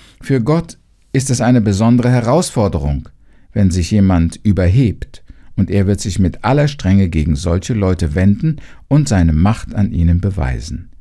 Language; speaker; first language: German; native; German